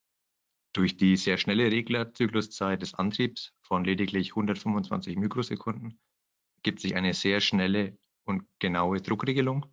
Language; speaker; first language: German; native; German